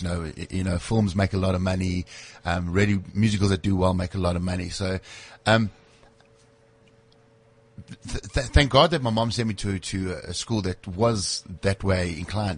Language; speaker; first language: English; native; English